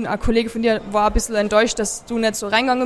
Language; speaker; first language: German; native; German